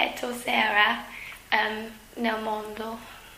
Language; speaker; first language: Italian; non-native, learner; English